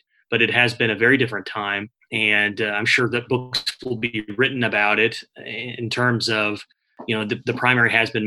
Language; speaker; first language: English; native; English